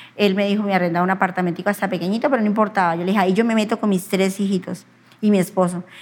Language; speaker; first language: Spanish; native; Spanish